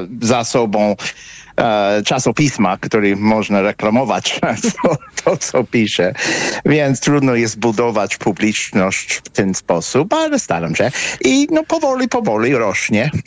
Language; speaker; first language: Polish; non-native, fluent; English